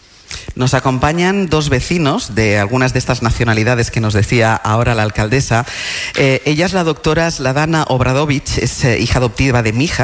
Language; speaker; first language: Spanish; native; Spanish